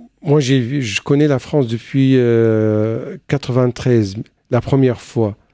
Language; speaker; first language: French; non-native, fluent; Arabic